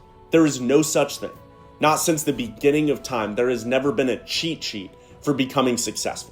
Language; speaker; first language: English; native; English